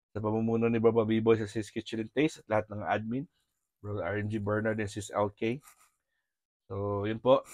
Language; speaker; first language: Filipino; non-native, local second language; Hiligaynon